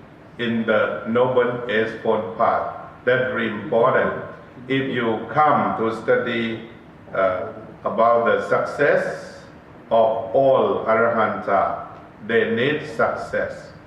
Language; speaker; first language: English; non-native, learner; Thai